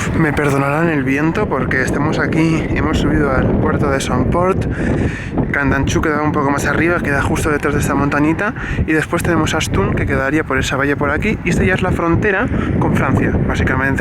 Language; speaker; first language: Spanish; native; Spanish